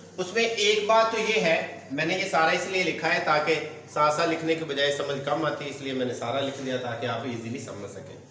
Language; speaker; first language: Urdu; non-native, local second language; Punjabi